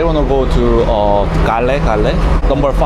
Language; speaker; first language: English; non-native, learner; Korean